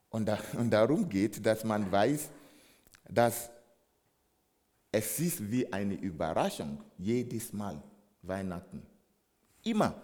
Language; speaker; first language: German; non-native, fluent; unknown